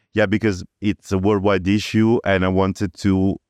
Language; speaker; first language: English; early bilingual, other home language; Italian